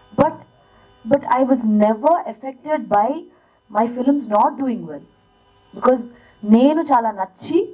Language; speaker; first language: Telugu; early bilingual, heritage; Telugu